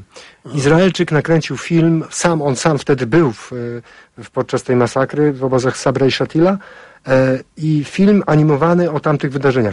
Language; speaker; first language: Polish; native; Polish